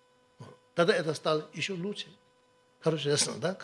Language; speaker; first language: Russian; non-native, learner; Tibetan